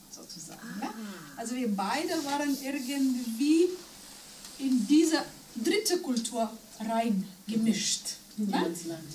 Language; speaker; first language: German; non-native, fluent; Macedonian